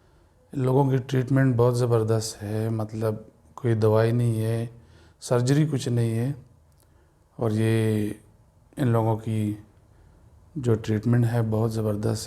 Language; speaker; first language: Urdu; non-native, local second language; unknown